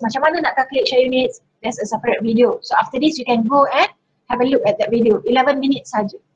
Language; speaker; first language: English; non-native, local second language; Malay